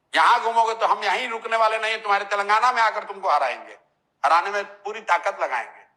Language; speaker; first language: Hindi; native; Hindi